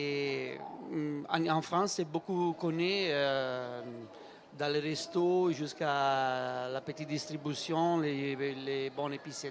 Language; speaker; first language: French; non-native, learner; Italian